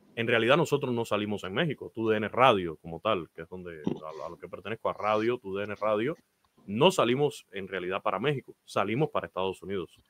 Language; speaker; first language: Spanish; native; Spanish